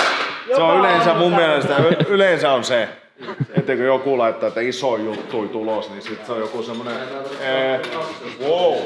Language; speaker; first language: Finnish; native; Finnish